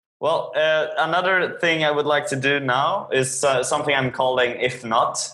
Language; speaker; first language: English; non-native, fluent; Swedish